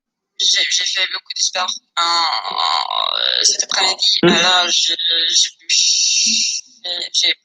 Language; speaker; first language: French; non-native, learner; English